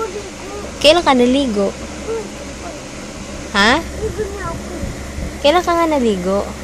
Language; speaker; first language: Filipino; native; Filipino